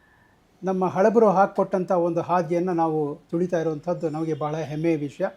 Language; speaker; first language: Kannada; native; Kannada